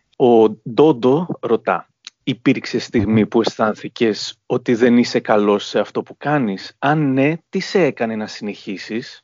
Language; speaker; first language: Greek; native; Greek